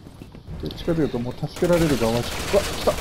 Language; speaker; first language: Japanese; native; Japanese